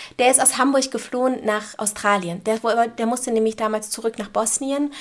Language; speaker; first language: German; native; German